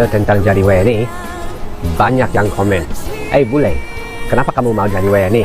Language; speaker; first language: Indonesian; non-native, fluent; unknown